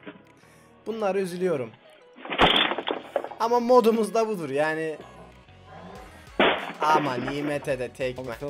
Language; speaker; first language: Turkish; native; Turkish